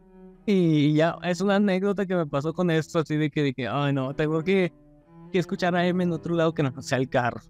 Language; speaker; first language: Spanish; native; Spanish